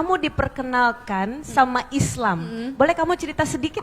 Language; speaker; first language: Indonesian; native; Indonesian